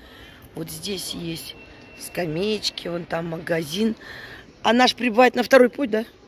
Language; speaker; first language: Russian; native; Russian